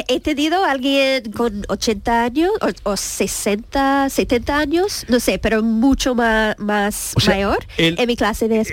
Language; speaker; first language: Spanish; non-native, learner; English